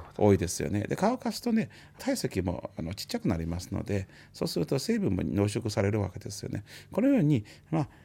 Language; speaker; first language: Japanese; non-native, fluent; Chinese